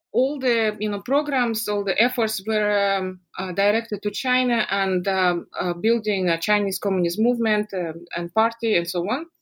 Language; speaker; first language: English; non-native, fluent; Russian